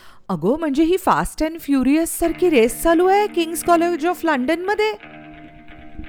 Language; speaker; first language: English; non-native, local second language; Marathi